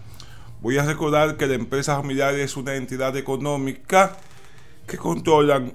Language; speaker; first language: Spanish; native; Spanish